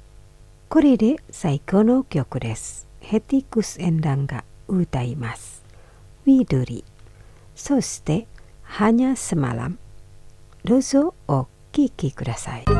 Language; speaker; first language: Japanese; non-native, fluent; Indonesian